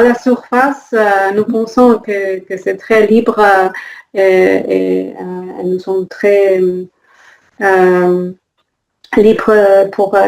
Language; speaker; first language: French; non-native, learner; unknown